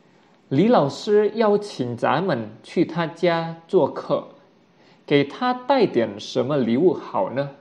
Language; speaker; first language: Chinese; non-native, fluent; Indonesian